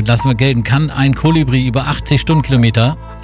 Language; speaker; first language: German; native; German